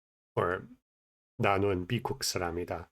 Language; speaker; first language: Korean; non-native, learner; English